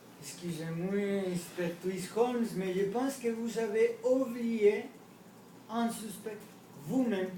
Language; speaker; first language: French; non-native, learner; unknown